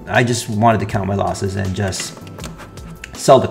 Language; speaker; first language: English; native; English